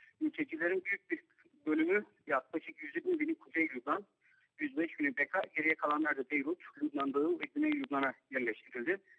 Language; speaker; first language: Turkish; native; Turkish